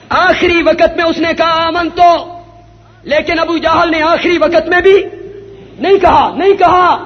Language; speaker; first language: Urdu; non-native, local second language; Punjabi